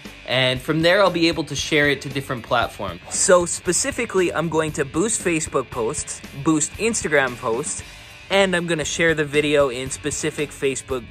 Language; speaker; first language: English; native; English